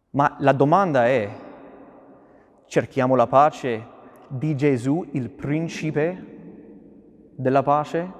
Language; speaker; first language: Italian; non-native, fluent; English